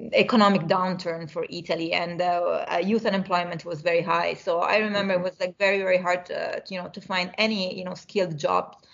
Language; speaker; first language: English; non-native, fluent; Italian